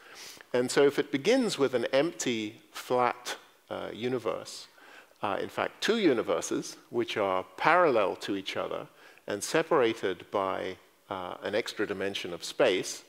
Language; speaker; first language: English; native; English